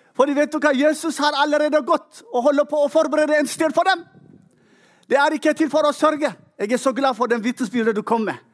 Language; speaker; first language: Norwegian; non-native, fluent; Tigrinya